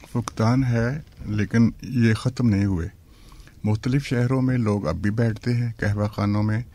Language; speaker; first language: Urdu; non-native, local second language; Punjabi